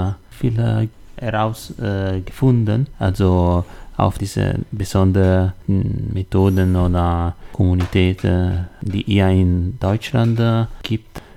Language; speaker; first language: German; non-native, learner; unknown